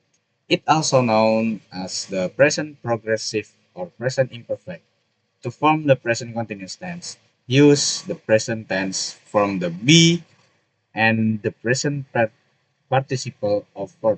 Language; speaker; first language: English; non-native, learner; Indonesian